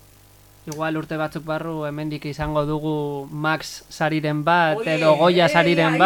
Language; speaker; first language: Basque; native; Basque